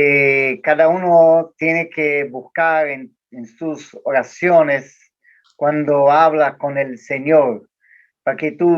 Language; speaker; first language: Spanish; non-native, learner; Portuguese